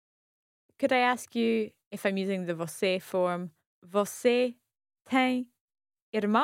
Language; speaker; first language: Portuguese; non-native, learner; English